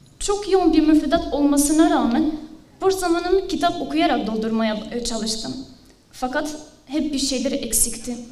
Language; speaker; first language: Turkish; non-native, fluent; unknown